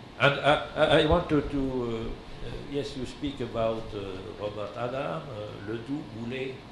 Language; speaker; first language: English; non-native, learner; French